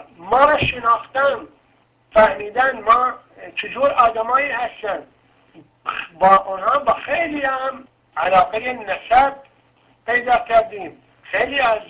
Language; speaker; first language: Persian; non-native, local second language; Arabic